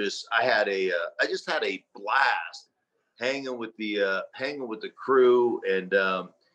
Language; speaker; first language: English; native; English